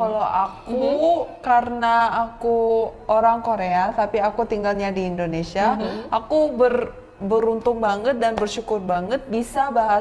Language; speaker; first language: Indonesian; early bilingual, other home language; Korean